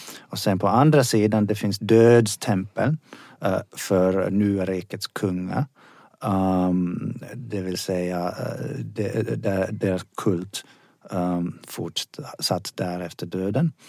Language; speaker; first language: Swedish; non-native, fluent; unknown